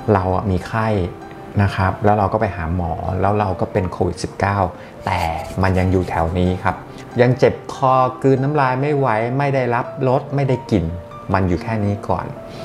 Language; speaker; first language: Thai; native; Thai